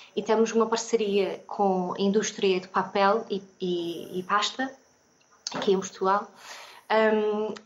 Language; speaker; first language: Portuguese; non-native, fluent; English